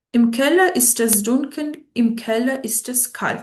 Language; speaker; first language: German; non-native, fluent; Ukrainian